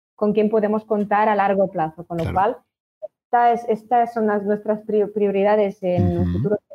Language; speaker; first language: Spanish; non-native, fluent; French